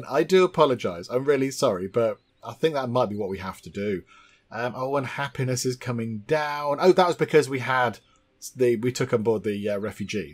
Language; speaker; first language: English; native; English